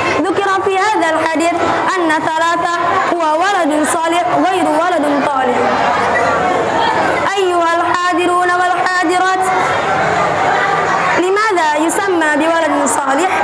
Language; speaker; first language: Arabic; non-native, learner; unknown